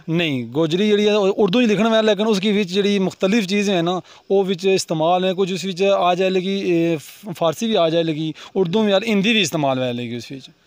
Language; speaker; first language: Punjabi; non-native, local second language; Gujari